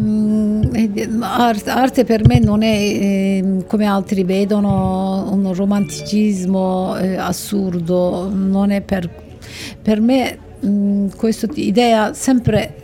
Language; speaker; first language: Italian; non-native, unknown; Turkish